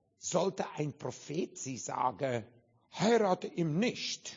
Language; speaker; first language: German; non-native, learner; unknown